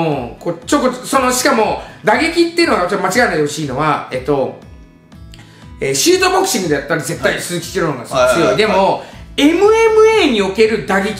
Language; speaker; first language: Japanese; native; Japanese